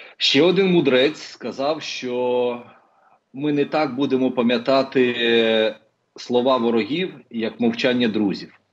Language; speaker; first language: Ukrainian; non-native, local second language; Russian